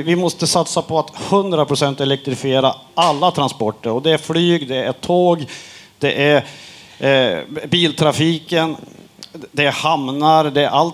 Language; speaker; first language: Swedish; native; Swedish